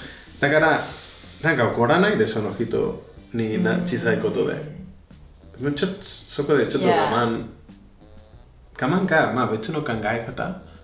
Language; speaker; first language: Japanese; non-native, fluent; Spanish